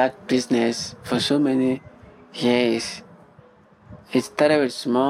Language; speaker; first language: English; non-native, local second language; Igbo